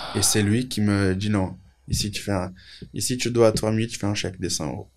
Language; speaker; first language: French; non-native, fluent; Portuguese